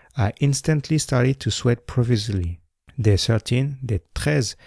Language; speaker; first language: English; non-native, fluent; French